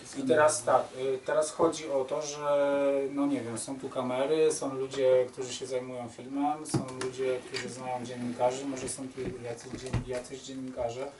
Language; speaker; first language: Polish; native; Polish